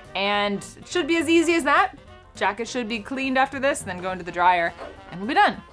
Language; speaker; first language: English; native; English